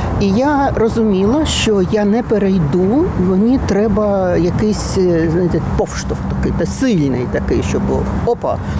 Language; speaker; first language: Ukrainian; non-native, local second language; Russian